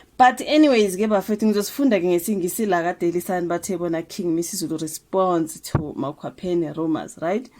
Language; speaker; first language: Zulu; native; Zulu